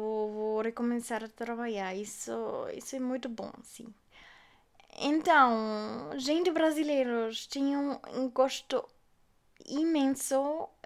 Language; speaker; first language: Portuguese; non-native, fluent; German